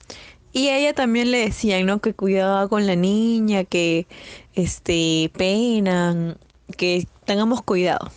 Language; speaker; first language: Spanish; native; Spanish